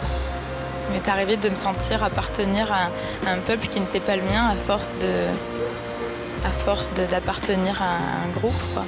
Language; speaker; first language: French; native; French